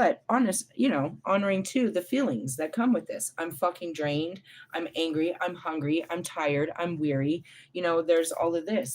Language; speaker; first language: English; native; English